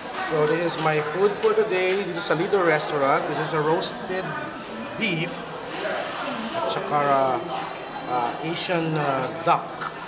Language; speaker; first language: English; non-native, local second language; Filipino